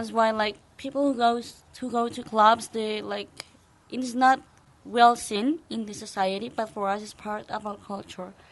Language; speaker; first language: English; non-native, fluent; Spanish